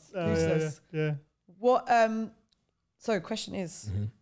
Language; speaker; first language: English; native; English